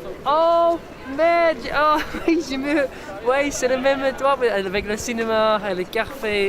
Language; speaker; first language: French; non-native, learner; English